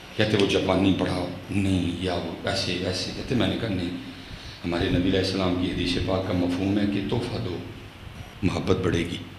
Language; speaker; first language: Urdu; non-native, local second language; Punjabi